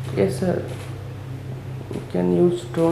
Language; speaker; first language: English; non-native, local second language; Odia